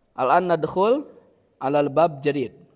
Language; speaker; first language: Arabic; non-native, learner; Indonesian